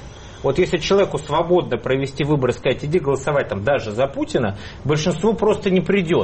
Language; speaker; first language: Russian; native; Russian